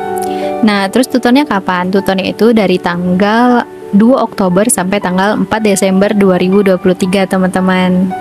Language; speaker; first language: Indonesian; native; Indonesian